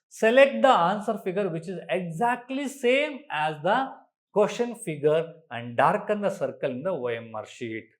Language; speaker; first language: English; non-native, local second language; Kannada